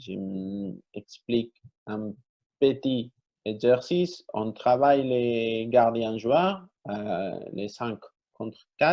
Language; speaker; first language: French; non-native, fluent; Spanish